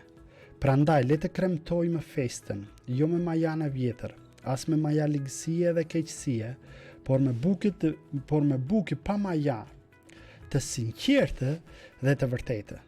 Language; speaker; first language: Albanian; native; Albanian